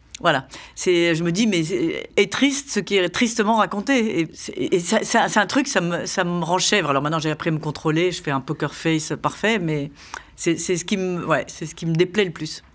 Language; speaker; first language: French; native; French